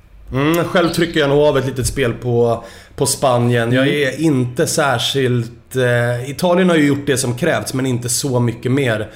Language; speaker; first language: Swedish; native; Swedish